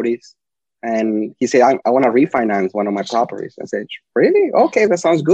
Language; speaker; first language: English; non-native, fluent; Spanish